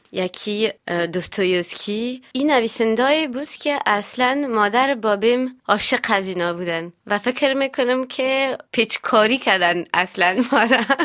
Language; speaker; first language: Persian; early bilingual, heritage; Persian